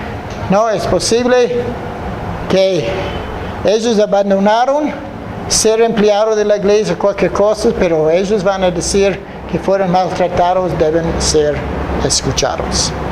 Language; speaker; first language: Spanish; non-native, fluent; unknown